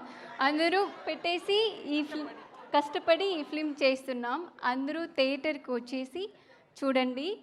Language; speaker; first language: Telugu; non-native, learner; Tamil